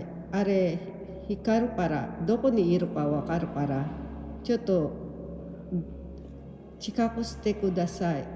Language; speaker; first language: Japanese; non-native, learner; Filipino